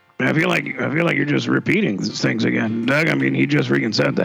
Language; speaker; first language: English; native; English